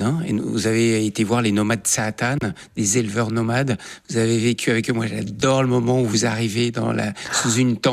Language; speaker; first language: French; native; French